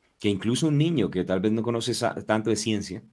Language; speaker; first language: Spanish; native; Spanish